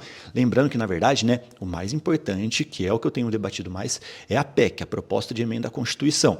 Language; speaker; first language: Portuguese; native; Portuguese